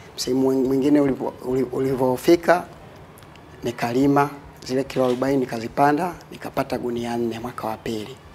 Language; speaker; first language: Swahili; native; Swahili